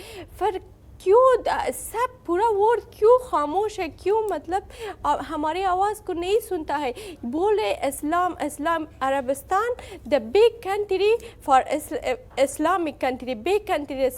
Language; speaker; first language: Hindi; non-native, learner; Persian